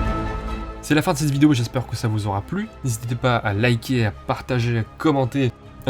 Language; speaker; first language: French; native; French